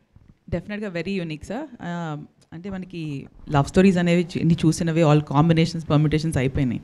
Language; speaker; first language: Telugu; native; Telugu